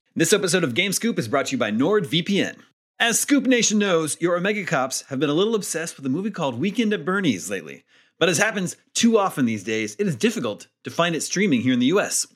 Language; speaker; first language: English; native; English